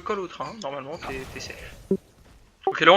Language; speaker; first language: French; native; French